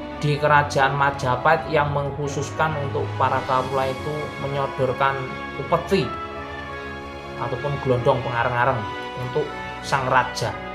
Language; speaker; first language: Indonesian; non-native, local second language; Javanese